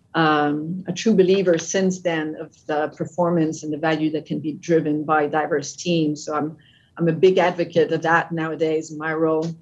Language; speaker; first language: English; non-native, fluent; French